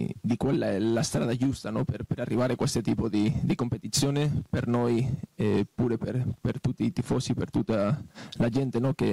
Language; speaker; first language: Italian; non-native, fluent; Portuguese